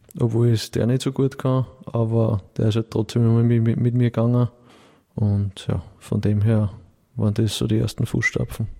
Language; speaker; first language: German; native; German